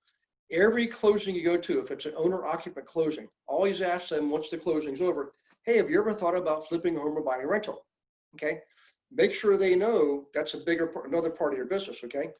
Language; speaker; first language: English; native; English